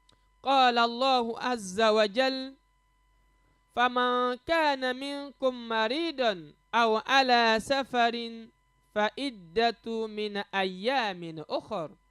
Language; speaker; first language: Arabic; non-native, fluent; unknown